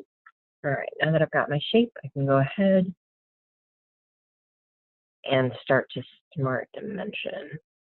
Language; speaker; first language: English; native; English